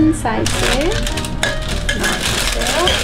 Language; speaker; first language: Korean; non-native, learner; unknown